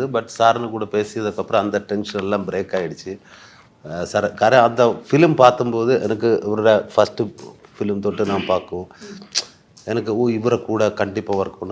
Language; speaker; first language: Tamil; non-native, learner; Malayalam